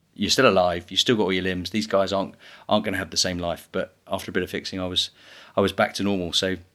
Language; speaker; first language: English; native; English